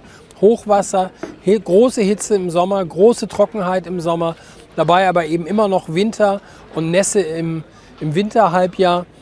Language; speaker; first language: German; native; German